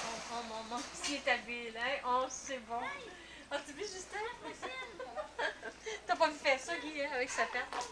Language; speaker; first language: French; native; French